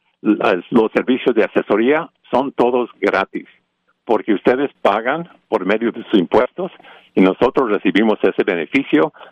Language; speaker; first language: Spanish; early bilingual, heritage; Spanish